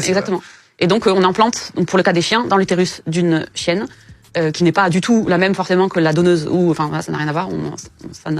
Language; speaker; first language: French; native; French